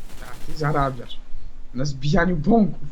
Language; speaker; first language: Polish; native; Polish